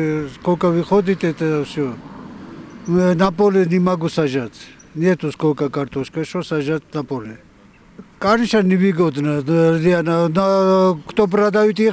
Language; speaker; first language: Russian; non-native, learner; Armenian